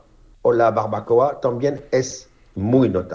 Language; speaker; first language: Spanish; non-native, learner; French